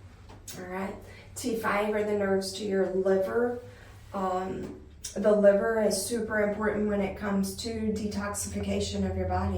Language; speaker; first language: English; native; English